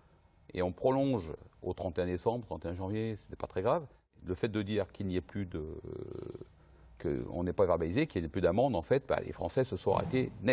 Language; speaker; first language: French; native; French